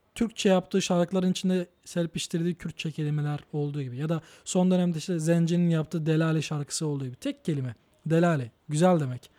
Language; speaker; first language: Turkish; native; Turkish